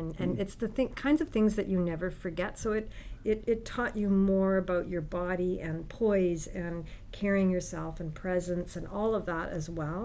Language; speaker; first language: English; native; English